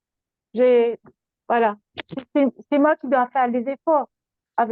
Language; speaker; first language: French; non-native, learner; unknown